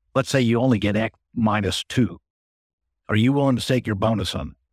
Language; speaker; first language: English; native; English